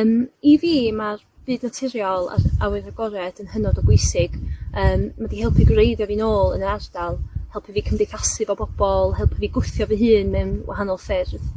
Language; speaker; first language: Welsh; native; Welsh